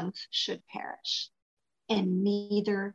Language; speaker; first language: English; native; English